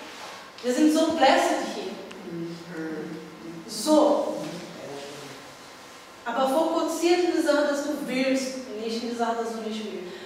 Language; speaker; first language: German; non-native, learner; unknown